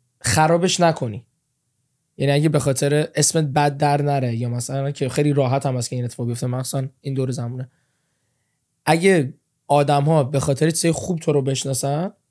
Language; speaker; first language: Persian; early bilingual, heritage; Persian